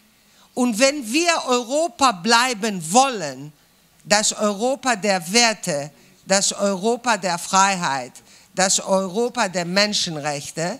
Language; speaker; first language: German; non-native, fluent; Greek